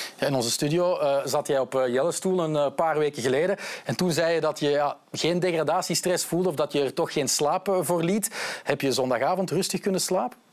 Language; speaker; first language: Dutch; native; Dutch